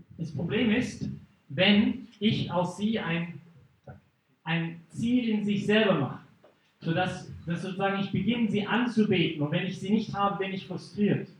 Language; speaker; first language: German; non-native, fluent; English